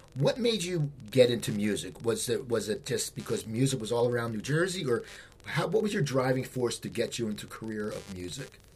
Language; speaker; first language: English; native; English